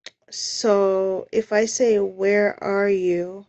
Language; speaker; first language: English; native; English